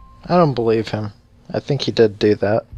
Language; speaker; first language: English; native; English